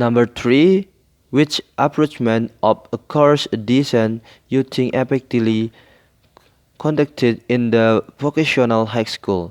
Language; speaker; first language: English; non-native, learner; Indonesian